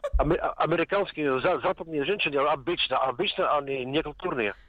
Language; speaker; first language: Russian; non-native, learner; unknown